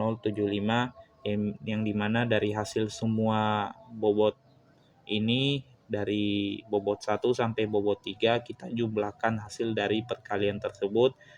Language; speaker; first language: Indonesian; native; Indonesian